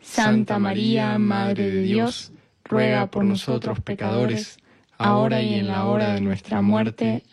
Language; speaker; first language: Spanish; native; Spanish